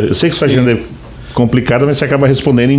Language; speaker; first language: Portuguese; native; Portuguese